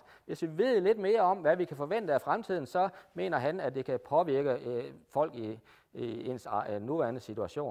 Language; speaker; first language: Danish; native; Danish